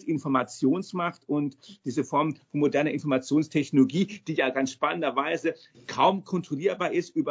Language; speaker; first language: German; native; German